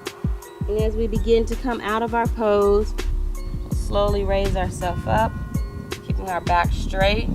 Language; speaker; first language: English; native; English